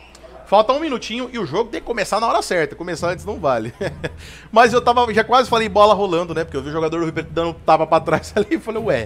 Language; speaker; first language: Portuguese; native; Portuguese